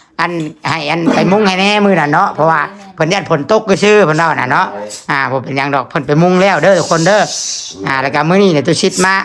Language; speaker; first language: Thai; non-native, local second language; Lao